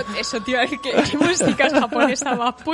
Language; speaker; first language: Spanish; native; Spanish